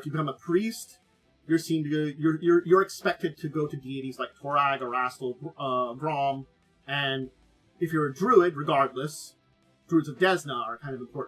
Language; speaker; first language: English; native; English